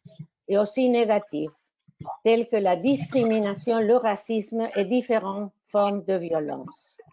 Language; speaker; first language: French; non-native, fluent; Spanish